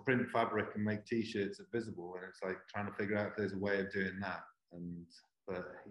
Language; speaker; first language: English; native; English